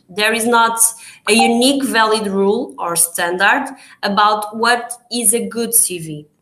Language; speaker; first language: English; non-native, fluent; Portuguese